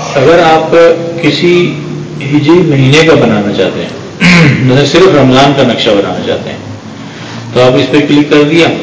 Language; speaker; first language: Urdu; non-native, local second language; Pashto